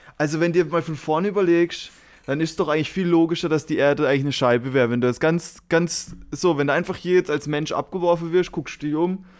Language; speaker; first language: German; native; German